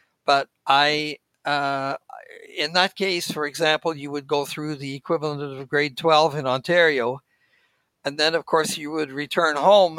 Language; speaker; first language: English; native; English